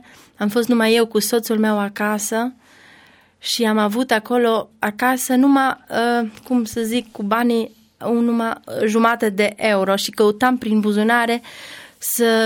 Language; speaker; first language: Romanian; non-native, learner; Albanian